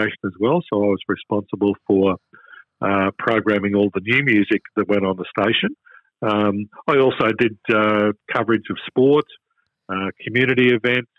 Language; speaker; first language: English; native; English